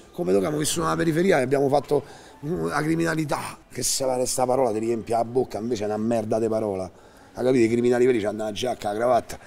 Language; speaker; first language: Italian; native; Italian